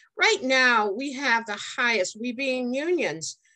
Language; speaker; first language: English; native; English